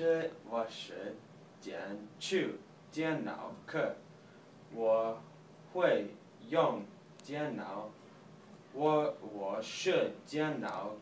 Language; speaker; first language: Chinese; non-native, learner; English